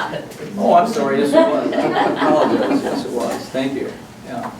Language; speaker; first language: English; native; English